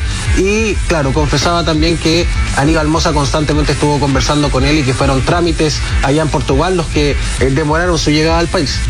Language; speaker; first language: Spanish; native; Spanish